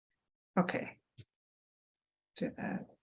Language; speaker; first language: English; native; English